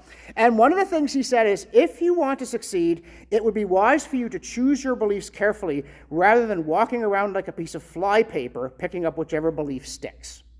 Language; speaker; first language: English; native; English